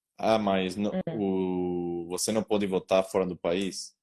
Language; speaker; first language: Portuguese; non-native, learner; Spanish